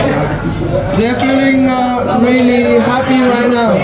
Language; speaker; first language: English; non-native, learner; Vietnamese